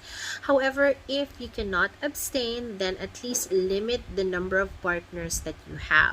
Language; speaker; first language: English; non-native, local second language; Filipino